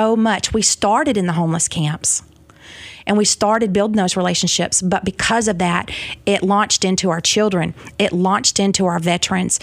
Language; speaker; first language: English; native; English